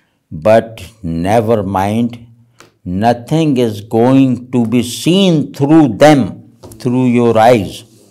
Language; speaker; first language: English; non-native, local second language; Urdu